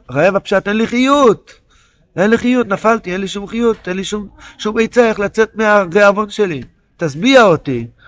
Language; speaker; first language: Hebrew; non-native, local second language; Yiddish